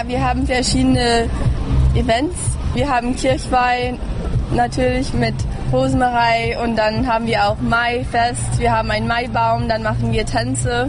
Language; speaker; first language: German; early bilingual, heritage; English